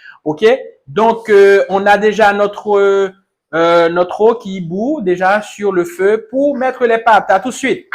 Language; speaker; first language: French; non-native, local second language; Haitian Creole